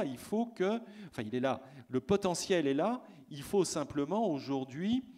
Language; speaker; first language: French; native; French